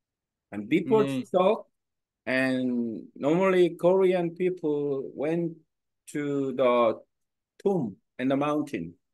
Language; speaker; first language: English; non-native, learner; Korean